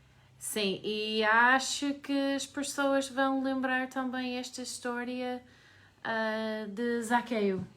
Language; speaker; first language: Portuguese; non-native, learner; English